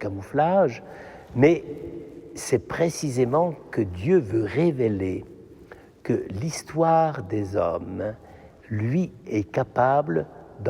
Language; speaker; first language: French; native; French